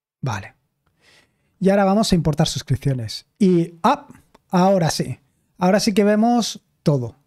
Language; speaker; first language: Spanish; native; Spanish